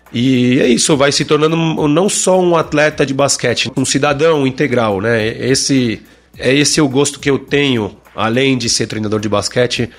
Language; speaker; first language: Portuguese; non-native, fluent; Spanish